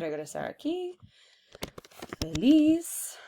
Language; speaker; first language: Spanish; non-native, fluent; English